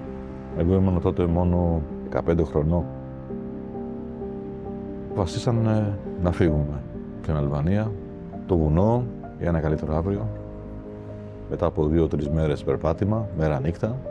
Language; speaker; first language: Greek; non-native, fluent; Albanian